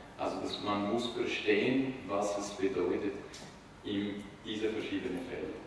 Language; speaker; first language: German; non-native, fluent; Italian